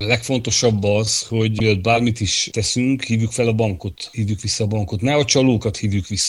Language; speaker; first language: Hungarian; native; Hungarian